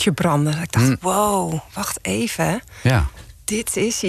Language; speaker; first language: Dutch; native; Dutch